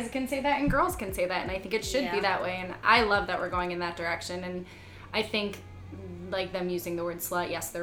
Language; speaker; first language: English; native; English